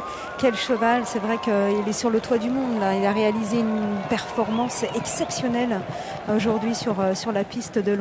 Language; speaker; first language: French; native; French